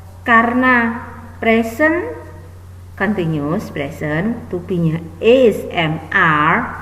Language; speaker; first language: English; non-native, fluent; Indonesian